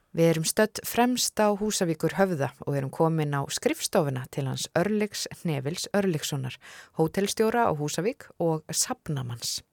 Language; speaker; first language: Icelandic; native; Icelandic